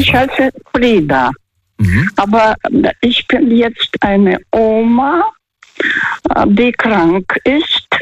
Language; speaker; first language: German; non-native, fluent; Russian